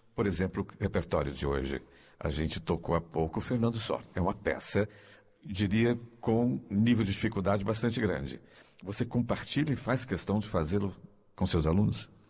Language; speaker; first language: Portuguese; native; Portuguese